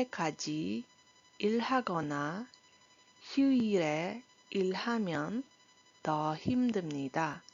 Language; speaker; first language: Korean; non-native, fluent; Iloko